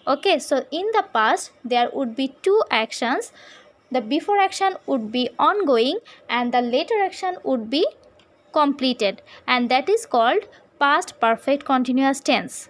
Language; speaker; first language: English; non-native, local second language; Bangla